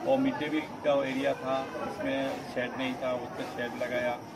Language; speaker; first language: Hindi; non-native, local second language; Bangla